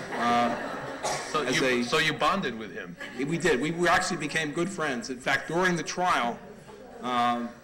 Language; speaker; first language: English; native; English